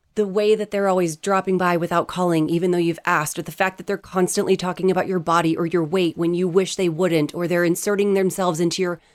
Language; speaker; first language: English; native; English